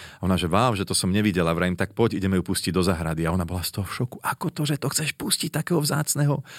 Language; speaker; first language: Slovak; native; Slovak